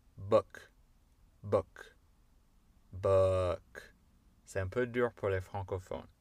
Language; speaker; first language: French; non-native, fluent; English